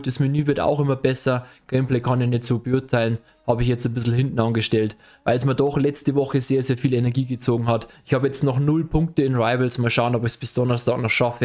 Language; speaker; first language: German; native; German